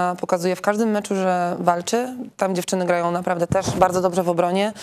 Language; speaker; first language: Polish; native; Polish